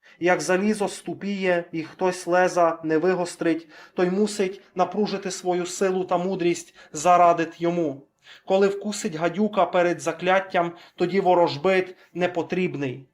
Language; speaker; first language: Ukrainian; native; Ukrainian